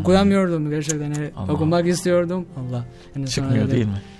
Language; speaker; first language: Turkish; non-native, learner; Albanian